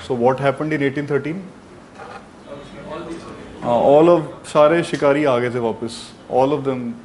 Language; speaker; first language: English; non-native, local second language; Hindi